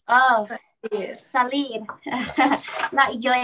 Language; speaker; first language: Spanish; non-native, learner; English